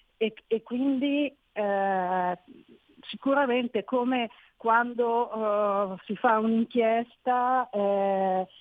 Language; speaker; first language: Italian; native; Italian